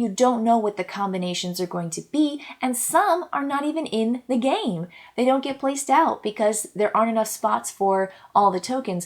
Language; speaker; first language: English; native; English